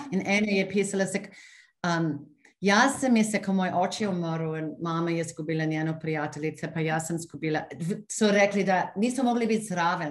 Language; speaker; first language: Slovenian; non-native, fluent; English